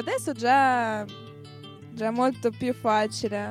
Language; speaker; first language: Italian; non-native, learner; Russian